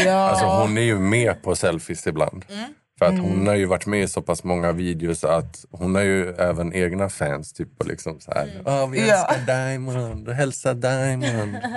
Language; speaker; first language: Swedish; native; Swedish